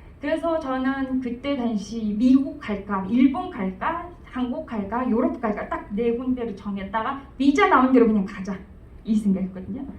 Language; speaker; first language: Korean; non-native, fluent; Mongolian